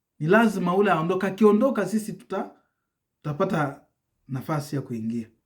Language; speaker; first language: Swahili; native; Swahili